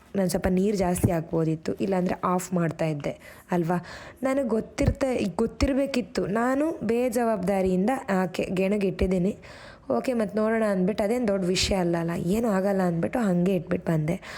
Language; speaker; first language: Kannada; native; Kannada